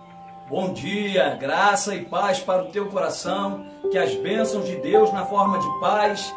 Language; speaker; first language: Portuguese; native; Portuguese